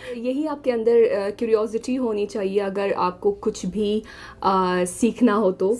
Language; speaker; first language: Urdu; non-native, fluent; Arabic